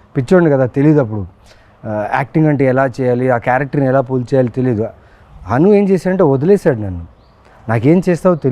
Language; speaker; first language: Telugu; native; Telugu